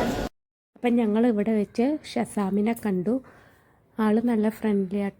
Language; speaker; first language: Malayalam; native; Malayalam